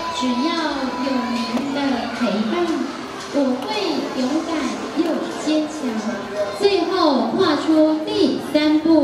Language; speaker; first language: Chinese; native; Chinese